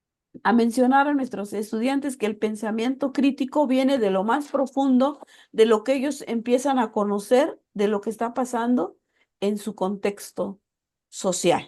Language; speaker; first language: Spanish; native; Spanish